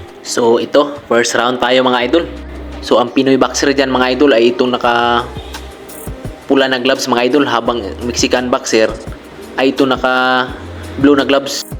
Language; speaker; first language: Filipino; native; Filipino